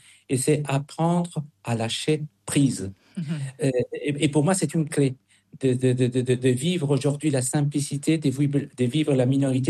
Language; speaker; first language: French; non-native, fluent; Spanish